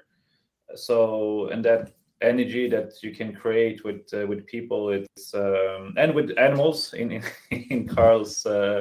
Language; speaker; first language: English; non-native, fluent; Swedish